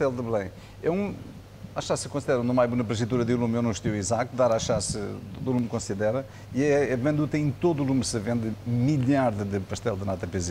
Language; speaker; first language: Romanian; non-native, learner; Portuguese